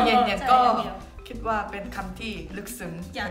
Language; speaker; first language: Thai; non-native, fluent; Korean